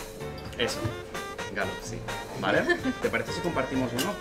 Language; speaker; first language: Spanish; native; Spanish